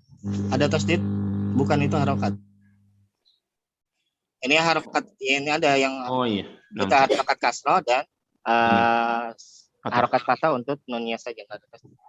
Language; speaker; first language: Indonesian; native; Indonesian